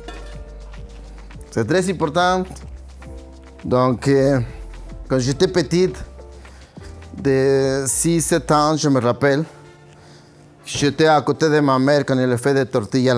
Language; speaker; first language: French; non-native, learner; Spanish